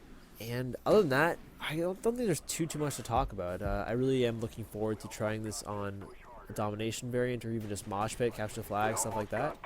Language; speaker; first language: English; native; English